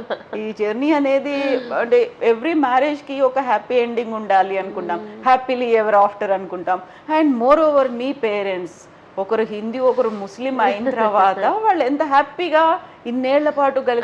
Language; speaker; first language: Telugu; native; Telugu